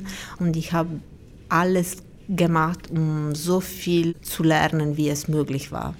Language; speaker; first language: German; non-native, fluent; Italian